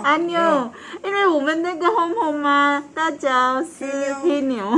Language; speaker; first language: Chinese; non-native, learner; Filipino